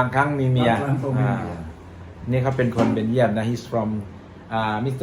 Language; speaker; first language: Thai; native; Thai